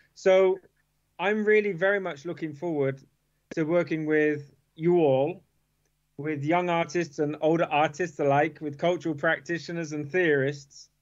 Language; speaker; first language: English; native; English